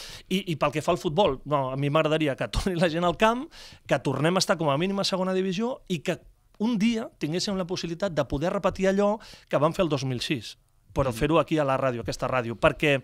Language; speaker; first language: Catalan; native; Catalan